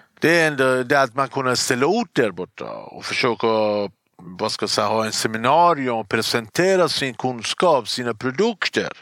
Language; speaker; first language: Swedish; non-native, fluent; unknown